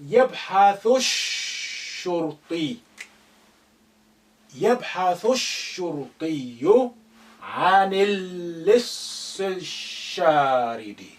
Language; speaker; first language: Arabic; non-native, fluent; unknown